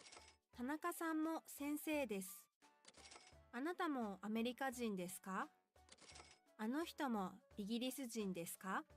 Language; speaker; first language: Japanese; non-native, learner; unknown